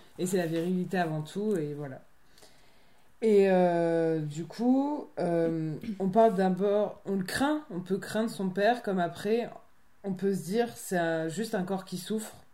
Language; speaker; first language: French; native; French